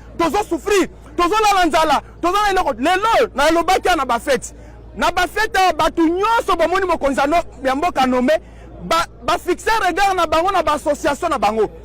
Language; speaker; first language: Lingala; native; Lingala